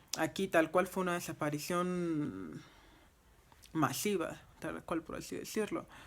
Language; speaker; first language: Spanish; non-native, fluent; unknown